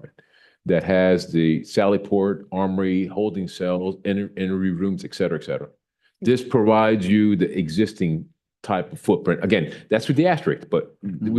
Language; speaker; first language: English; native; English